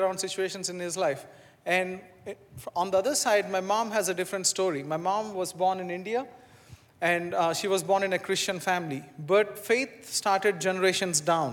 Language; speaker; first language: English; non-native, local second language; Telugu